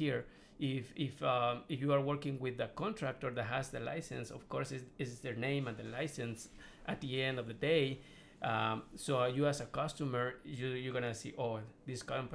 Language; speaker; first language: English; non-native, learner; Spanish